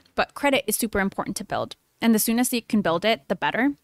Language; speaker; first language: English; early bilingual, other home language; Spanish